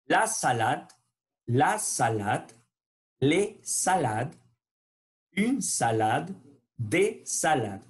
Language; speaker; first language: French; non-native, learner; Spanish